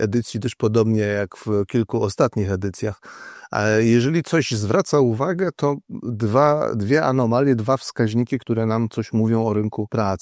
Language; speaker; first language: Polish; native; Polish